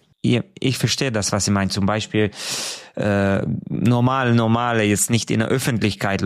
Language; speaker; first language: German; non-native, fluent; Hungarian